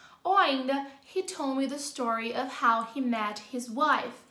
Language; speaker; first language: English; non-native, fluent; Portuguese